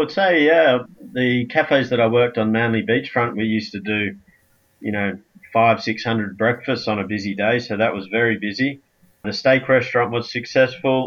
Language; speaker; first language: English; native; English